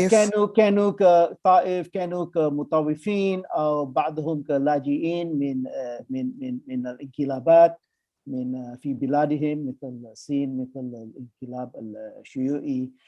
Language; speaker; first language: Arabic; non-native, fluent; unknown